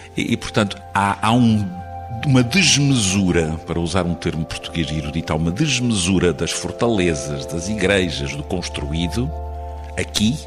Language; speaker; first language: Portuguese; native; Portuguese